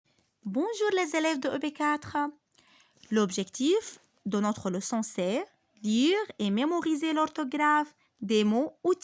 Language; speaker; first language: French; non-native, local second language; Arabic